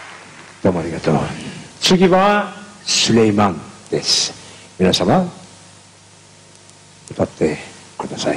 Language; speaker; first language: Japanese; non-native, learner; Turkish